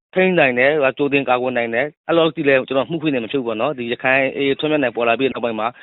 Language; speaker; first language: Burmese; native; Burmese